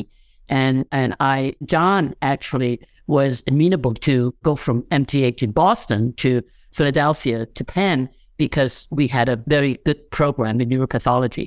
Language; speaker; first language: English; non-native, local second language; Cantonese